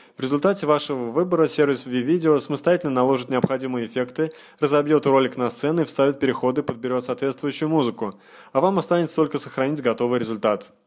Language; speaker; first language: Russian; native; Russian